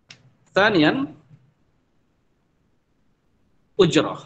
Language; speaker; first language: Arabic; non-native, fluent; Indonesian